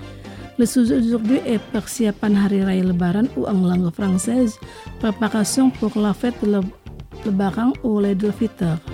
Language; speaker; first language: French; non-native, local second language; Indonesian